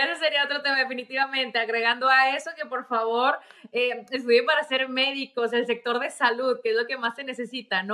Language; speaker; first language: Spanish; native; Spanish